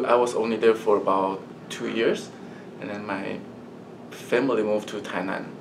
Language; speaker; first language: English; early bilingual, other home language; Chinese